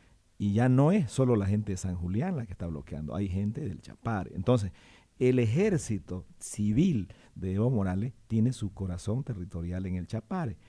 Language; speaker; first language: Spanish; native; Spanish